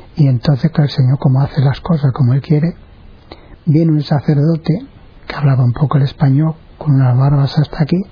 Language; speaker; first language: Spanish; native; Spanish